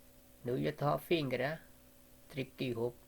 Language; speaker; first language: Swedish; non-native, learner; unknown